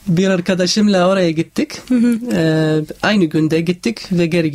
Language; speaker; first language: Turkish; non-native, learner; Arabic